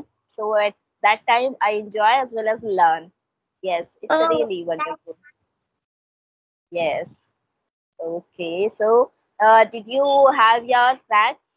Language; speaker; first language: English; non-native, local second language; Hindi